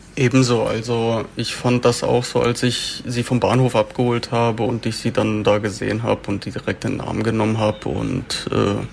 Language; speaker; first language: German; native; German